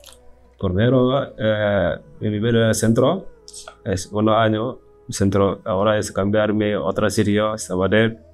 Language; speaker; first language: Spanish; non-native, learner; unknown